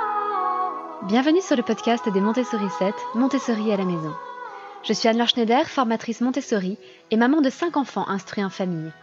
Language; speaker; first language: French; native; French